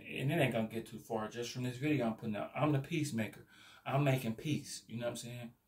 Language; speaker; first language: English; native; English